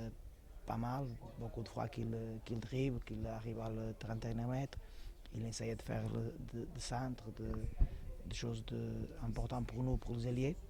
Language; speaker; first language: French; non-native, learner; Portuguese